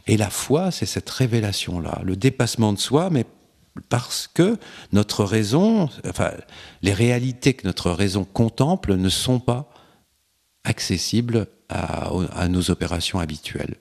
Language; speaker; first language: French; native; French